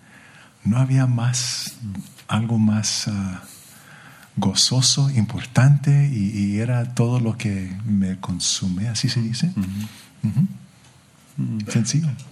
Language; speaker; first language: Spanish; early bilingual, heritage; English